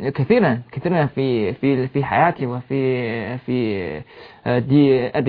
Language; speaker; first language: Arabic; non-native, learner; Chinese